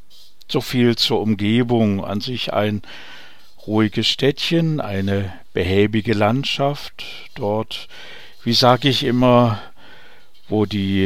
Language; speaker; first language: German; native; German